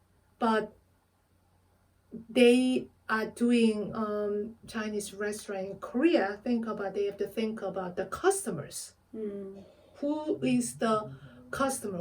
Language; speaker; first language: English; non-native, learner; Korean